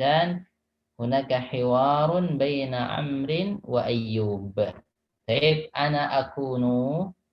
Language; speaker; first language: Arabic; non-native, fluent; Indonesian